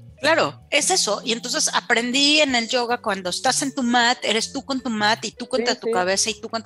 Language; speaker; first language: Spanish; native; Spanish